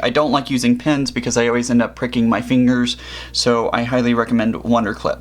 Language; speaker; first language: English; native; English